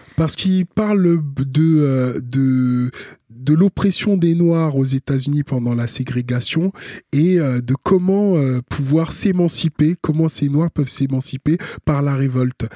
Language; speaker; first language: French; early bilingual, other home language; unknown